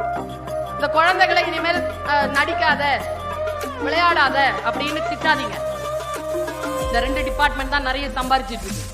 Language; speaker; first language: Tamil; native; Tamil